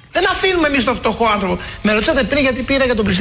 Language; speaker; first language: Greek; native; Greek